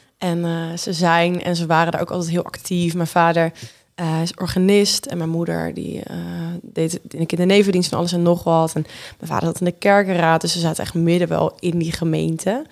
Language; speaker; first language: Dutch; native; Dutch